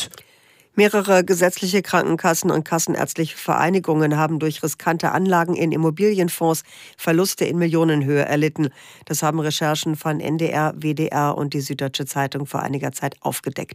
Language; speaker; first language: German; native; German